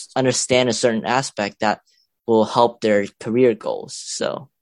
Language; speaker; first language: English; non-native, local second language; Cantonese